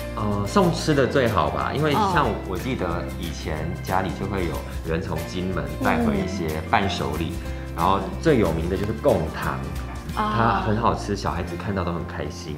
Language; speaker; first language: Chinese; native; Chinese